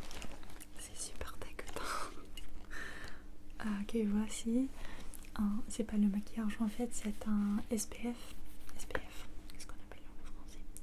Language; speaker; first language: French; non-native, learner; English